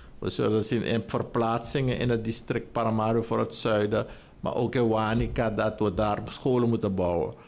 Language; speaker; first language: Dutch; native; Dutch